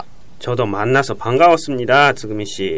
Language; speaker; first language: Korean; non-native, fluent; Japanese